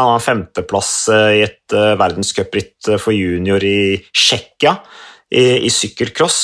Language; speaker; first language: Norwegian; native; Norwegian